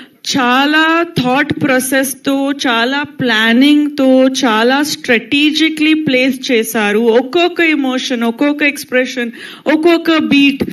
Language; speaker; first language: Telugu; non-native, local second language; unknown